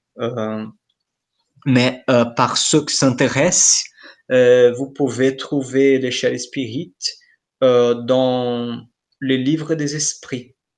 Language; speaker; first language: French; non-native, fluent; Portuguese